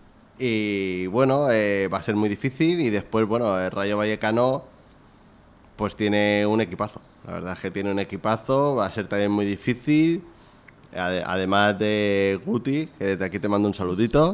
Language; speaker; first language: Spanish; native; Spanish